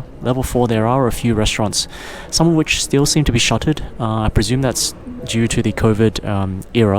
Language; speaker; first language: English; native; English